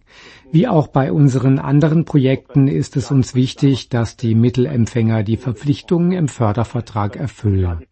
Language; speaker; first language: German; native; German